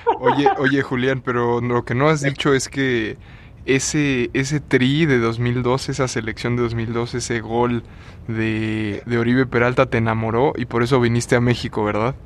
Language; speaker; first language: Spanish; native; Spanish